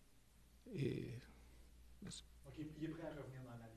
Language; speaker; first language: French; native; French